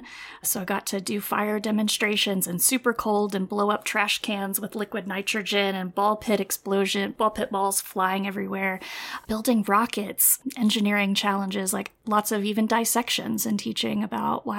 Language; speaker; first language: English; native; English